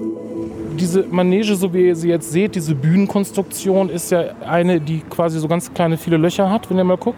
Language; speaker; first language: German; native; German